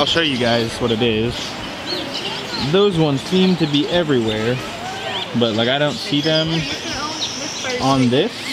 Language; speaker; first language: English; native; English